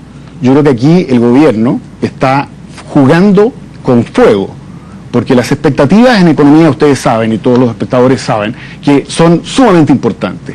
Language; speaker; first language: Spanish; native; Spanish